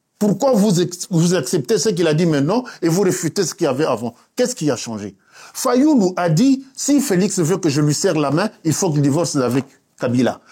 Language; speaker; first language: French; non-native, local second language; Luba-Lulua